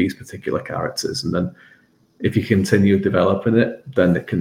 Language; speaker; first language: English; native; English